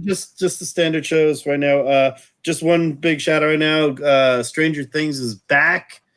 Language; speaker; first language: English; native; English